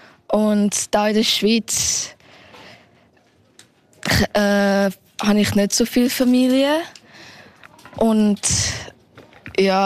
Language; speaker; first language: German; early bilingual, heritage; German